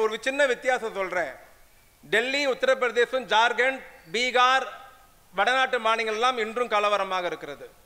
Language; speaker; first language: Tamil; non-native, local second language; Urdu